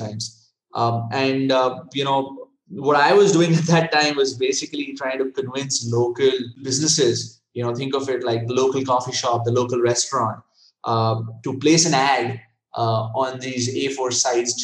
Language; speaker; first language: English; non-native, local second language; Hindi